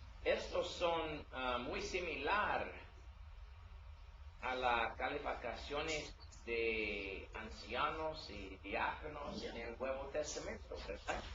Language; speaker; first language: Spanish; non-native, learner; English